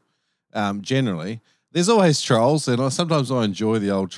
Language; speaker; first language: English; native; English